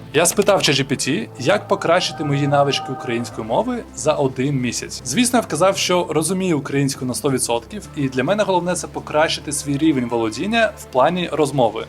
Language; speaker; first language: Ukrainian; non-native, local second language; Russian